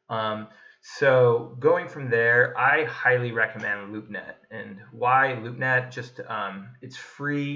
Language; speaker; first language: English; native; English